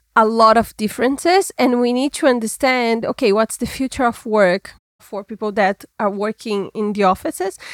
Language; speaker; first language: English; non-native, fluent; Portuguese